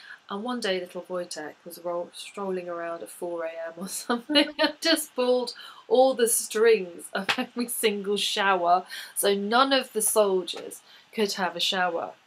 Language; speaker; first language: English; native; English